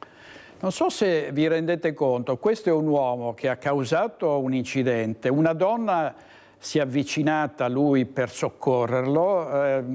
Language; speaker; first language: Italian; native; Italian